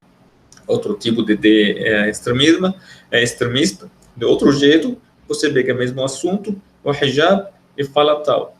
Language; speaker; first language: Portuguese; non-native, fluent; Arabic